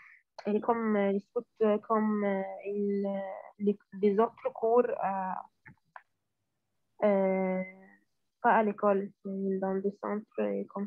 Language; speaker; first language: French; non-native, learner; Arabic